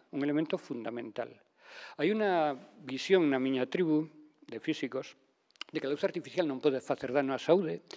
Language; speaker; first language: Galician; native; Galician